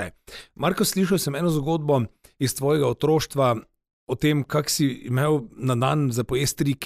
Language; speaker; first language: Slovenian; native; Slovenian